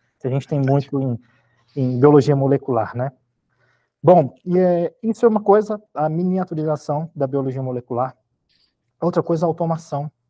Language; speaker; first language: Portuguese; native; Portuguese